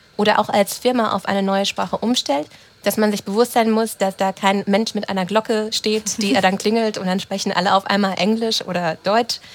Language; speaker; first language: German; early bilingual, other home language; Romanian